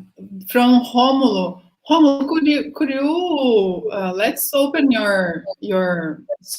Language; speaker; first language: English; non-native, fluent; Portuguese